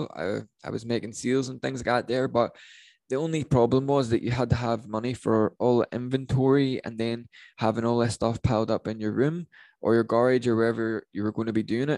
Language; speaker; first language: English; native; English